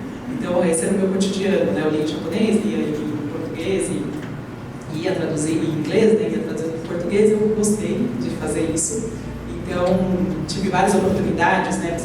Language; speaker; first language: Portuguese; native; Portuguese